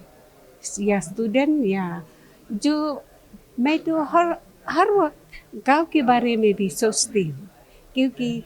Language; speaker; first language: Hindi; non-native, local second language; Khasi